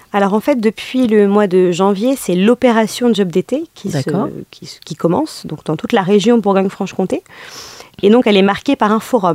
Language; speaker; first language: French; native; French